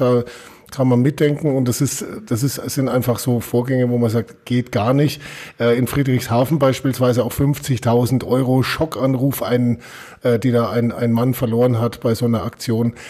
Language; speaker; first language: German; native; German